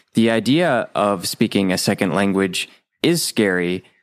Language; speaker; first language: English; native; English